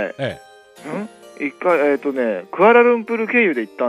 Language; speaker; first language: Japanese; native; Japanese